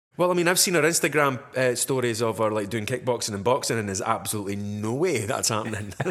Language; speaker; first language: English; native; English